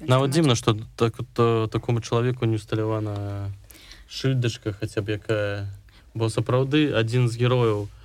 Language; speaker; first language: Belarusian; non-native, local second language; Russian